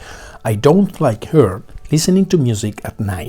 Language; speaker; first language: English; non-native, fluent; Spanish